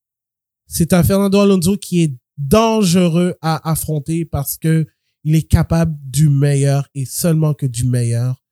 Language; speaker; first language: French; native; French